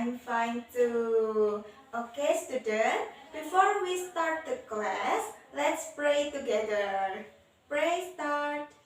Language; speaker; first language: English; non-native, learner; Indonesian